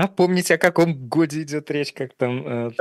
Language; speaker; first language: Russian; native; Russian